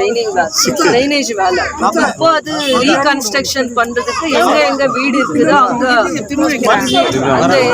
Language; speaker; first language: Tamil; non-native, local second language; Kannada